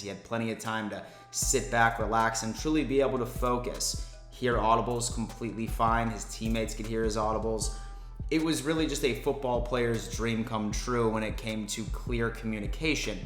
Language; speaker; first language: English; native; English